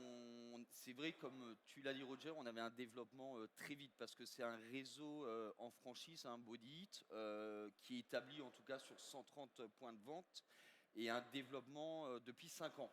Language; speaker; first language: French; native; French